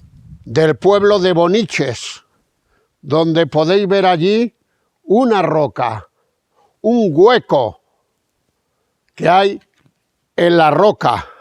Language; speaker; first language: Spanish; native; Spanish